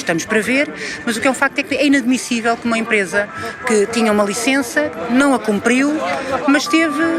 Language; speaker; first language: Portuguese; native; Portuguese